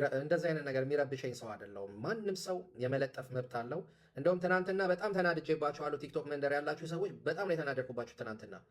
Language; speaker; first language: Amharic; non-native, local second language; Tigrinya